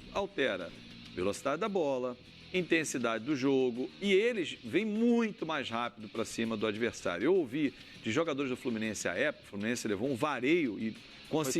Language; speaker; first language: Portuguese; native; Portuguese